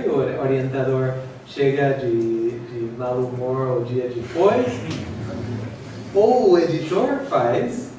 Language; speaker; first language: Portuguese; non-native, fluent; English